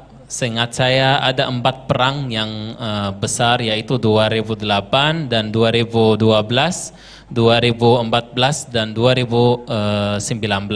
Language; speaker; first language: Indonesian; non-native, fluent; Arabic